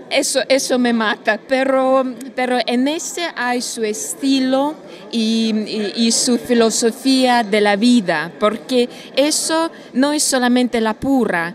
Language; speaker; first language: Spanish; non-native, learner; Russian